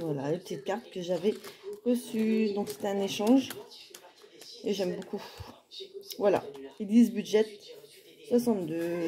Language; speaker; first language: French; native; French